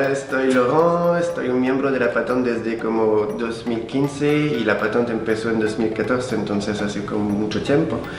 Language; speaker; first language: Spanish; non-native, fluent; French